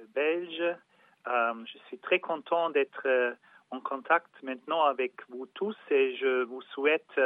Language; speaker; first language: French; non-native, learner; German